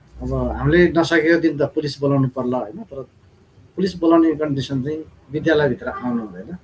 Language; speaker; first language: Nepali; non-native, local second language; Gurung